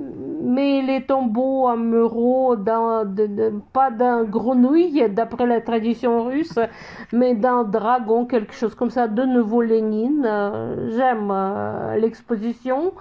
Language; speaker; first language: French; non-native, fluent; Russian